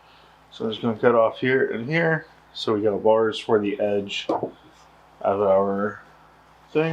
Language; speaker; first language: English; native; English